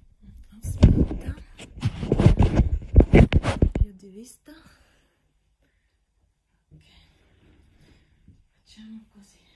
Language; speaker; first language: Italian; non-native, learner; Russian